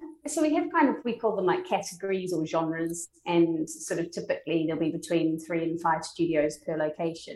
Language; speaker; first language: English; native; English